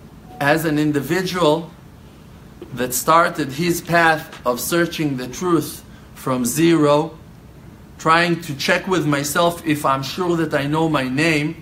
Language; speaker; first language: English; non-native, fluent; Hebrew